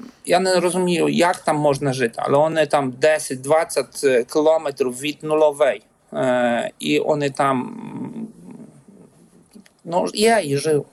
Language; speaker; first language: Ukrainian; non-native, learner; Polish